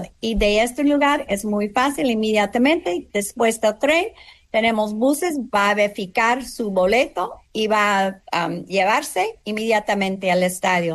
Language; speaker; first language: Spanish; non-native, fluent; English